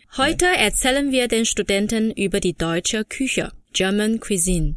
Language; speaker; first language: German; non-native, fluent; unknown